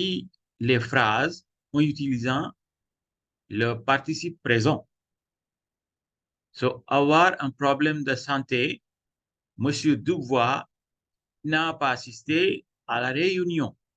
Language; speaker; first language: French; non-native, fluent; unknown